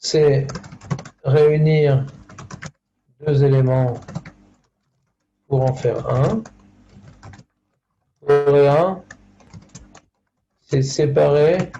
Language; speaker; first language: French; native; French